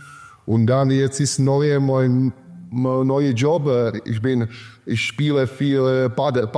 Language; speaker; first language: German; non-native, learner; Czech